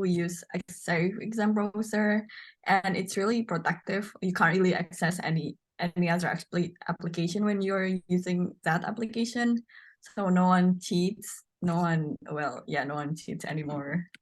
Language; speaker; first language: English; non-native, learner; Indonesian